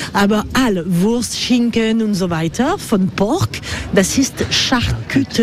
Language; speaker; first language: German; non-native, learner; French